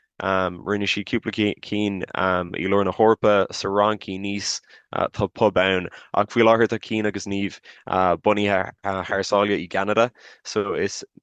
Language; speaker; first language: Irish; non-native, local second language; English